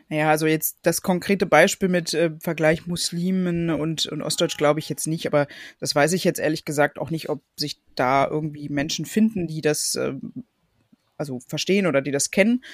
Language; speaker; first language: German; native; German